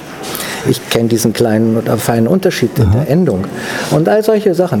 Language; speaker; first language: German; native; German